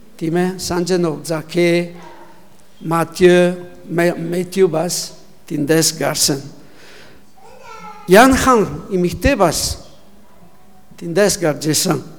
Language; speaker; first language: Mongolian; non-native, learner; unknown